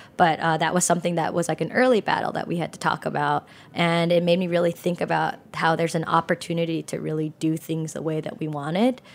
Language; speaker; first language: English; native; English